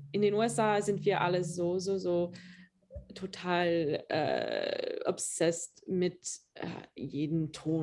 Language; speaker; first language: German; non-native, learner; English